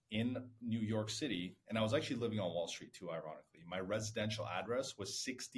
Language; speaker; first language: English; early bilingual, other home language; Persian